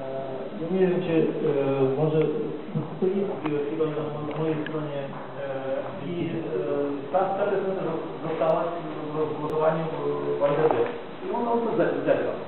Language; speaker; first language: Polish; non-native, learner; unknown